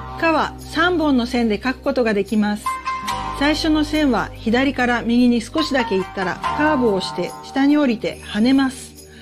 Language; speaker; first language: Japanese; native; Japanese